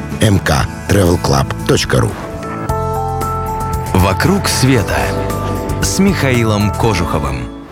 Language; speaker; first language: Russian; native; Russian